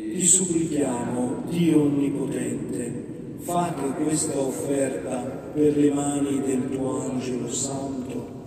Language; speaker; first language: Italian; non-native, fluent; Igbo